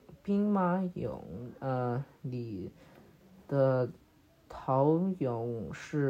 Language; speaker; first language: Chinese; early bilingual, heritage; Chinese